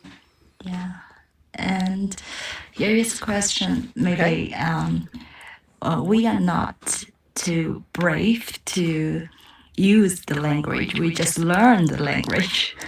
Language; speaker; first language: English; non-native, learner; Chinese